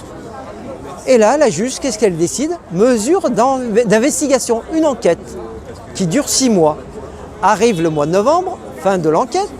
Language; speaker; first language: French; native; French